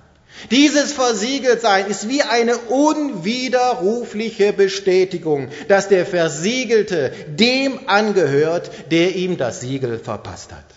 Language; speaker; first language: German; native; German